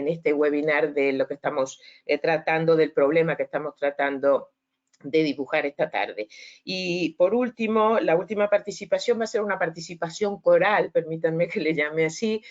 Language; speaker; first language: Spanish; native; Spanish